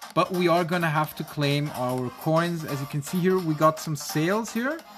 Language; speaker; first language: English; non-native, fluent; German